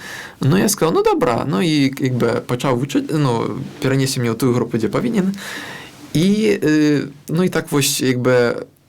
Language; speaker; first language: Belarusian; non-native, local second language; Russian